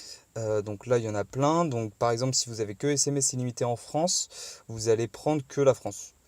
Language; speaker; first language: French; native; French